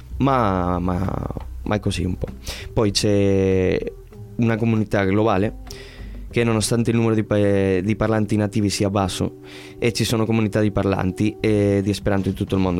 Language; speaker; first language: Italian; non-native, fluent; Spanish